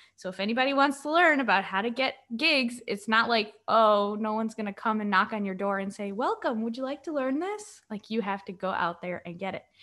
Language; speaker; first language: English; native; English